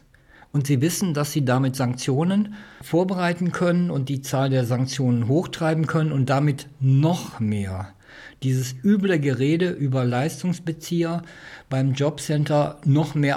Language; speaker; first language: German; native; German